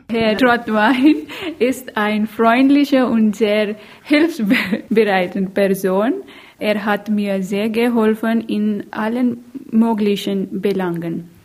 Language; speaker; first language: German; non-native, learner; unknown